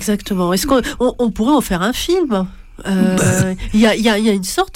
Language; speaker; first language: French; native; French